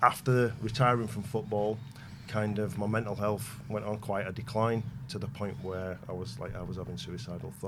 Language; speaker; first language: English; native; English